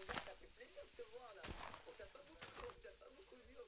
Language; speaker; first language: French; native; French